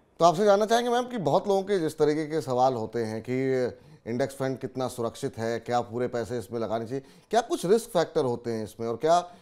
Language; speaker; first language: Hindi; native; Hindi